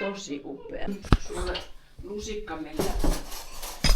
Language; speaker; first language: Finnish; native; Finnish